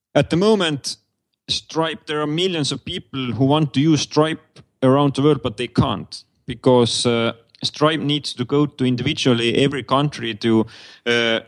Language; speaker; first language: English; non-native, fluent; Estonian